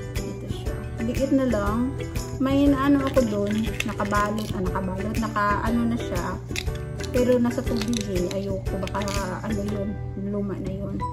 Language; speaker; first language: Filipino; non-native, local second language; Cebuano